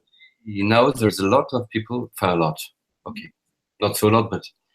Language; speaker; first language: English; non-native, learner; French